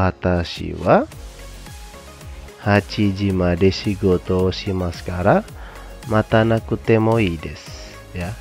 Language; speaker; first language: Japanese; non-native, fluent; Indonesian